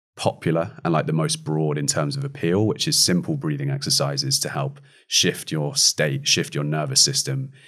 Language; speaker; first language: English; native; English